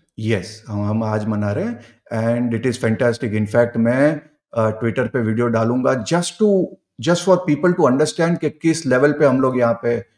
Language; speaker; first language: Hindi; non-native, local second language; Gujarati